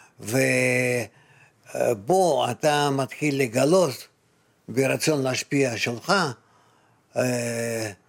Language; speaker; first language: Hebrew; non-native, fluent; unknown